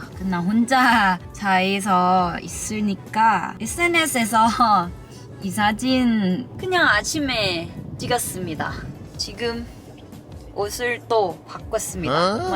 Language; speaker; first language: Korean; non-native, learner; Thai